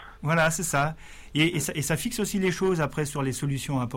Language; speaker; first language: French; native; French